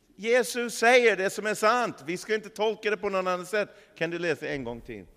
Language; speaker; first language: Swedish; non-native, fluent; English